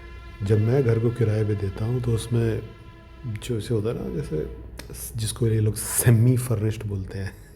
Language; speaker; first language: Hindi; native; Hindi